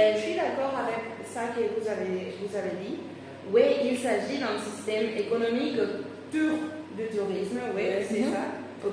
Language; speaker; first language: French; non-native, fluent; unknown